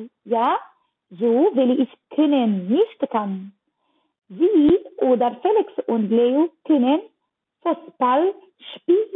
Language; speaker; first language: German; non-native, learner; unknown